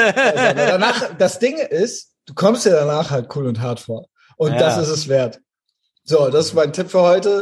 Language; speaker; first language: German; native; German